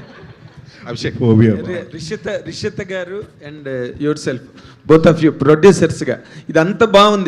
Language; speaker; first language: Telugu; native; Telugu